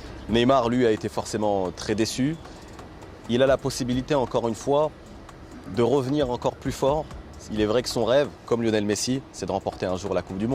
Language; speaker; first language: French; native; French